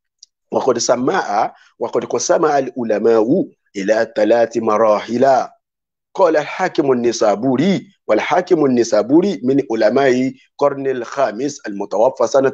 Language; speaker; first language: Arabic; non-native, fluent; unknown